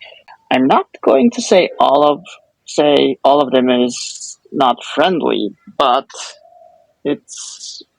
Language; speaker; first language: English; non-native, fluent; Japanese